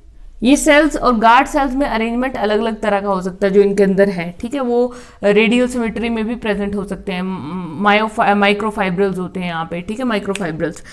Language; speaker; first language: Hindi; native; Hindi